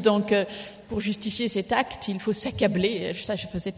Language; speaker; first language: French; native; French